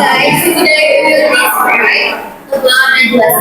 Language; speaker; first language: English; non-native, learner; Indonesian